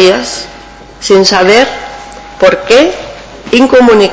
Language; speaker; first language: Italian; non-native, learner; Spanish